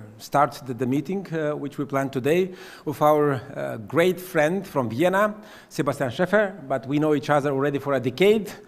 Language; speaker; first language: English; non-native, fluent; Romanian